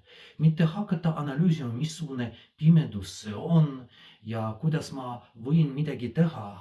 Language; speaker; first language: Estonian; non-native, fluent; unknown